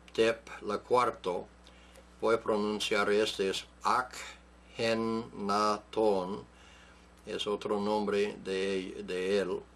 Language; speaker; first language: Spanish; non-native, fluent; English